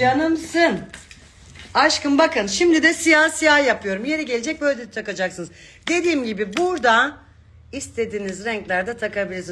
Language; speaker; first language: Turkish; native; Turkish